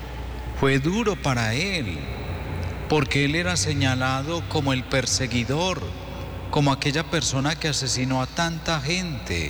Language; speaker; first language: Spanish; native; Spanish